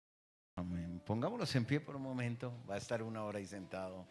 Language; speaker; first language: Spanish; native; Spanish